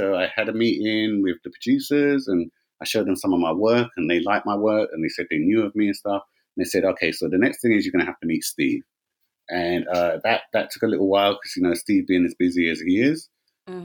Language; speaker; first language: English; native; English